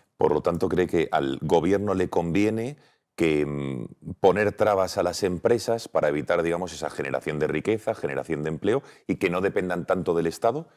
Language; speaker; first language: Spanish; native; Spanish